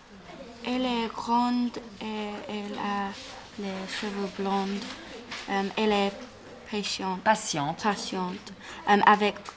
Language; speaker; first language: French; non-native, learner; English